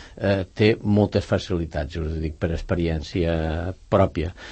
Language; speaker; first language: Catalan; native; Catalan